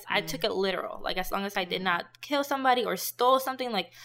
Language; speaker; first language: English; non-native, fluent; Spanish